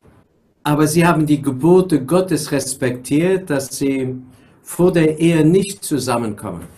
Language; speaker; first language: German; non-native, local second language; Luxembourgish